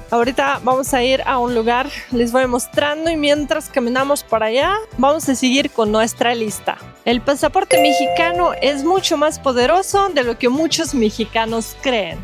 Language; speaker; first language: Spanish; non-native, fluent; Russian